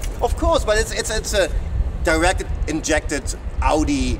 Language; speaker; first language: English; non-native, fluent; German